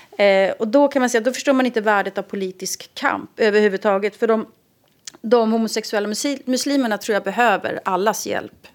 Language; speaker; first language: Swedish; native; Swedish